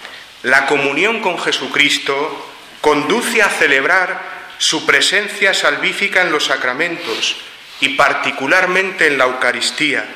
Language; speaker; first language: Spanish; native; Spanish